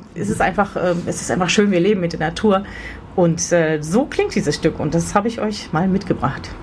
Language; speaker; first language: German; early bilingual, other home language; Slovenian